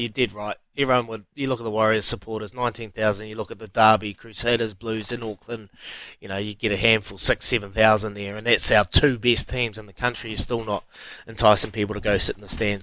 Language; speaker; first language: English; native; English